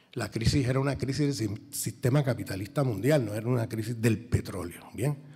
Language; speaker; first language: Spanish; native; Spanish